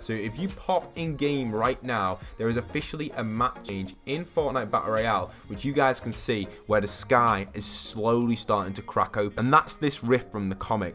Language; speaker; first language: English; native; English